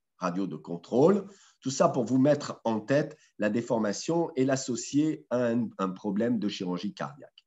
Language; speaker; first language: French; native; French